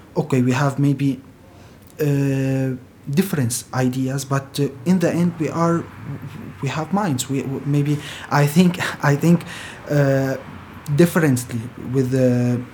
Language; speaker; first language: English; non-native, fluent; Arabic